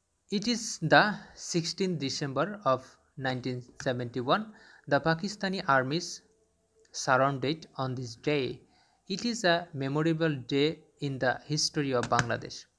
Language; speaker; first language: English; non-native, local second language; Bangla